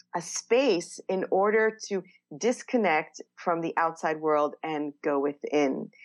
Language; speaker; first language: English; non-native, fluent; Hebrew